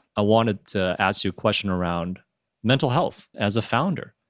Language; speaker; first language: English; early bilingual, other home language; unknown